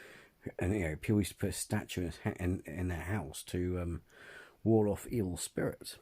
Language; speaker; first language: English; native; English